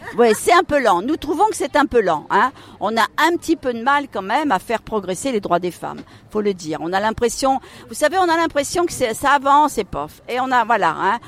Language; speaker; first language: French; native; French